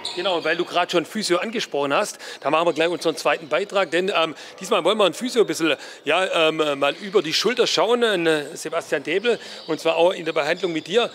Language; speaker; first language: German; native; German